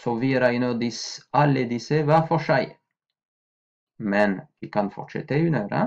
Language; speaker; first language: Norwegian; non-native, fluent; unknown